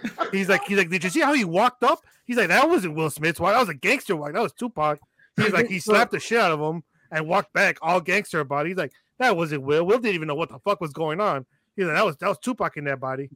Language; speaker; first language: English; early bilingual, other home language; Spanish